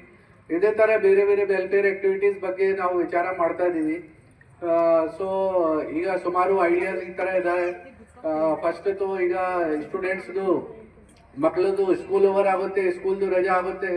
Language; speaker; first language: Kannada; non-native, fluent; Hindi